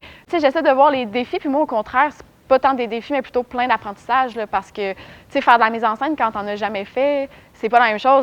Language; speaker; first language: French; native; French